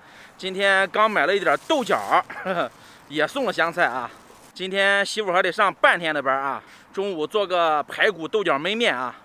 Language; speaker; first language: Chinese; native; Chinese